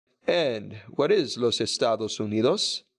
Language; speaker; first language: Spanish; non-native, fluent; English